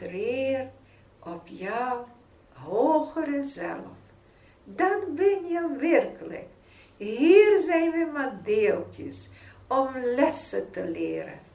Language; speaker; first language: Dutch; non-native, fluent; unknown